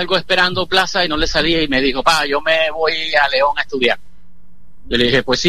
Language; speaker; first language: Spanish; native; Spanish